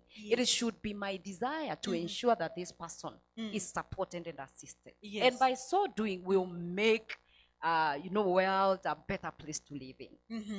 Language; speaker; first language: English; non-native, local second language; Swahili